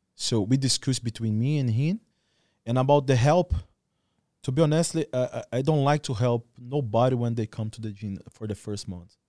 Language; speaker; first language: English; non-native, learner; Portuguese